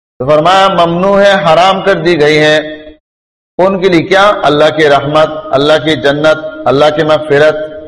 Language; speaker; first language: Urdu; non-native, local second language; Pashto